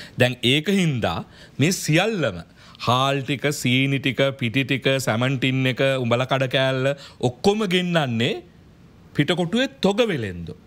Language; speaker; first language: Sinhala; native; Sinhala